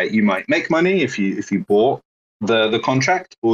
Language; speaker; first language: English; native; English